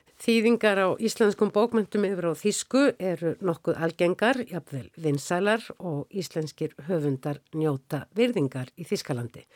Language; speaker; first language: Icelandic; native; Icelandic